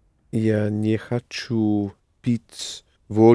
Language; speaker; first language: Russian; non-native, learner; English